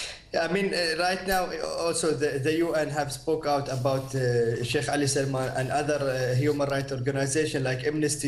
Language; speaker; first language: English; non-native, fluent; Arabic